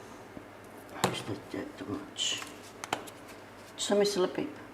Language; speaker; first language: English; non-native, learner; Italian